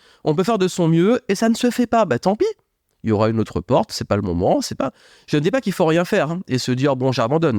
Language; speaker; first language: French; native; French